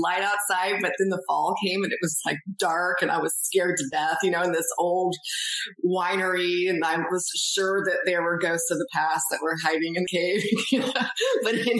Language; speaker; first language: English; native; English